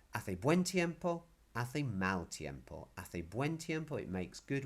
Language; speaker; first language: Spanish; non-native, fluent; English